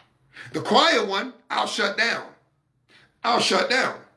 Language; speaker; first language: English; native; English